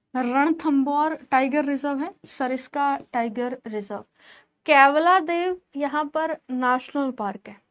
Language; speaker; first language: Hindi; native; Hindi